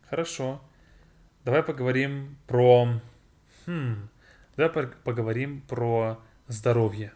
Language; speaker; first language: Russian; non-native, fluent; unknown